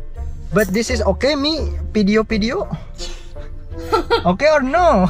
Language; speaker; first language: English; non-native, learner; Indonesian